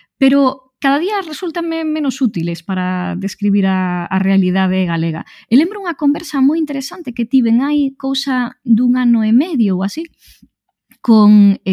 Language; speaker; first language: Galician; native; Galician